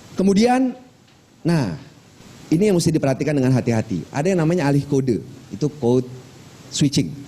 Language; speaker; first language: Indonesian; non-native, local second language; Minangkabau